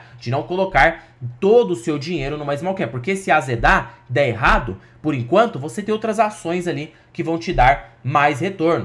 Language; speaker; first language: Portuguese; native; Portuguese